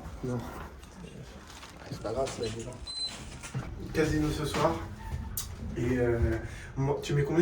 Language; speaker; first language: French; native; French